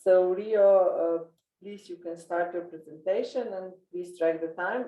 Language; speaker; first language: English; non-native, fluent; Slovenian